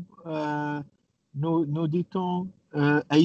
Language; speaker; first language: French; non-native, learner; Arabic